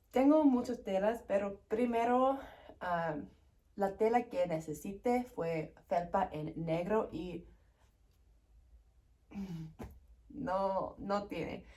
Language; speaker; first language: Spanish; non-native, learner; English